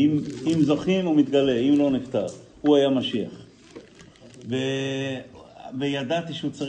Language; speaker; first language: Hebrew; non-native, fluent; Yiddish